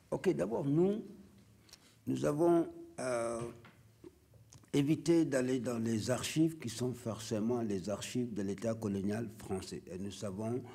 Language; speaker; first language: French; non-native, local second language; Wolof